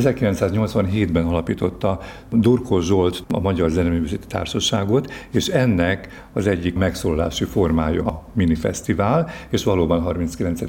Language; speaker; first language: Hungarian; native; Hungarian